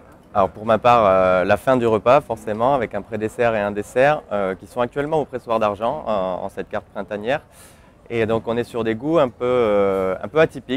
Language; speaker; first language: French; native; French